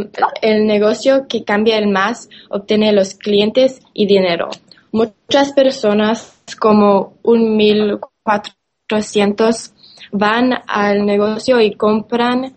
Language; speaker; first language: Spanish; non-native, learner; English